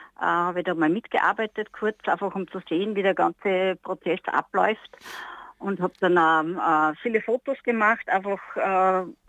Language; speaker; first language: German; native; German